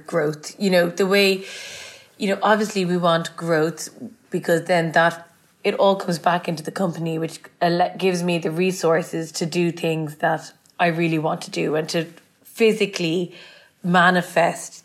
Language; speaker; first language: English; native; English